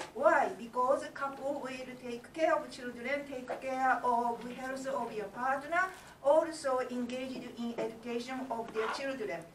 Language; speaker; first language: English; non-native, learner; Japanese